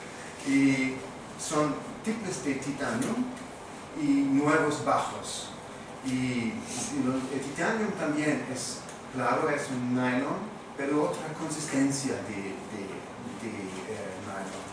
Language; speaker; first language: Spanish; non-native, fluent; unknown